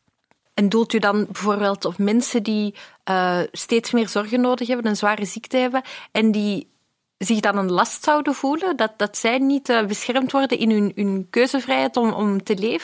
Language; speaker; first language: Dutch; native; Dutch